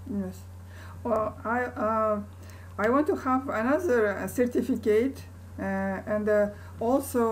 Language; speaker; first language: English; non-native, learner; Kazakh